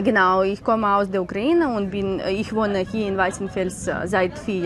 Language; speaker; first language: German; non-native, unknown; Ukrainian